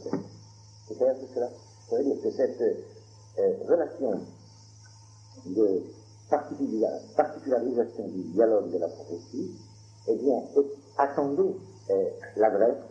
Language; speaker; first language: French; native; French